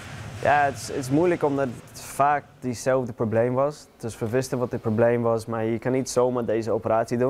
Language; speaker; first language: Dutch; non-native, fluent; English